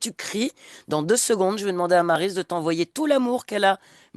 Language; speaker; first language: French; native; French